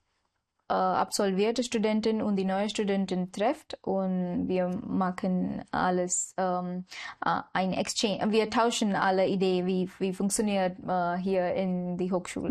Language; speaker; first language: German; non-native, learner; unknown